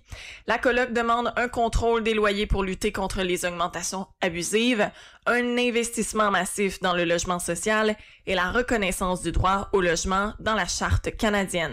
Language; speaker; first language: French; native; French